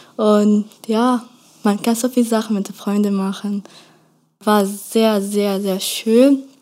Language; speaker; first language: German; non-native, learner; Kurdish